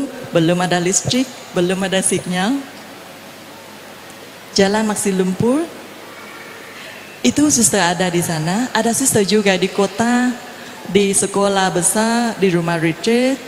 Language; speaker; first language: Indonesian; non-native, fluent; Vietnamese